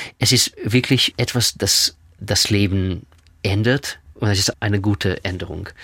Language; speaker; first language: German; non-native, fluent; Russian